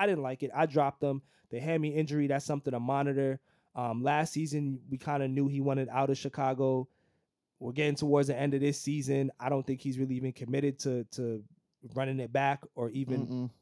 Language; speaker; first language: English; native; English